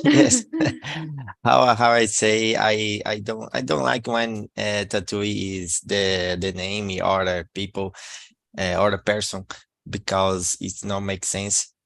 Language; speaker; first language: English; non-native, learner; Portuguese